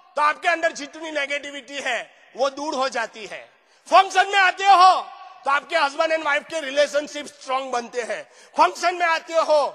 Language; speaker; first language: Hindi; non-native, local second language; Gujarati